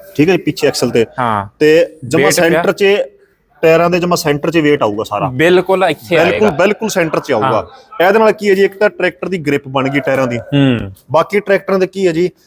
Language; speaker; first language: Punjabi; non-native, local second language; Haryanvi